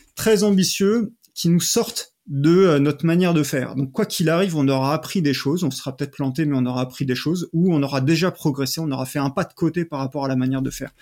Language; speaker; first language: French; native; French